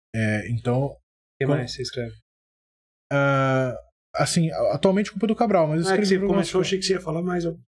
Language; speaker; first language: Portuguese; native; Portuguese